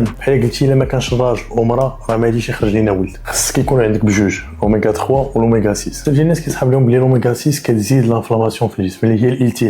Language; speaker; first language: Arabic; native; Arabic